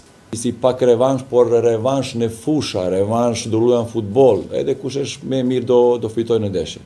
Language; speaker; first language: Albanian; non-native, learner; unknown